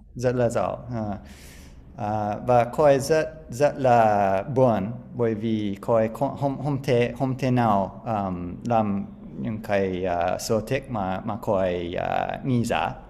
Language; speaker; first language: Vietnamese; non-native, learner; English